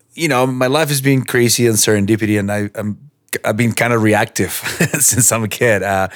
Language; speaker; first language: English; non-native, fluent; Spanish